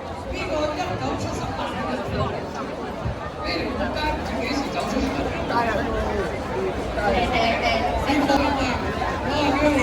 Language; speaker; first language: Chinese; native; Chinese